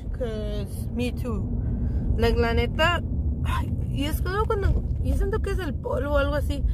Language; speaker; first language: Spanish; early bilingual, heritage; Spanish